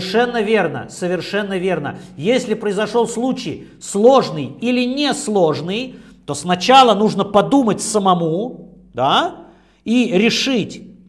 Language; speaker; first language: Russian; native; Russian